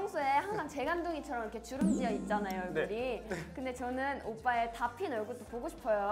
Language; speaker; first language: Korean; native; Korean